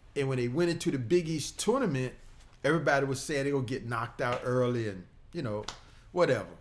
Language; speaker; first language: English; native; English